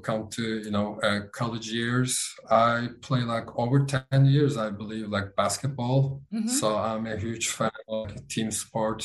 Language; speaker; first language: English; non-native, fluent; Turkish